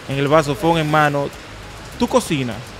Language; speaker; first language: Spanish; native; Spanish